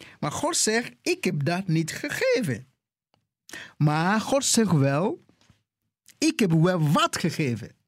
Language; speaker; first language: Dutch; non-native, fluent; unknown